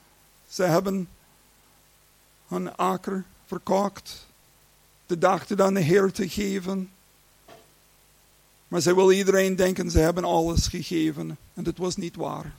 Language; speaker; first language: Dutch; non-native, learner; English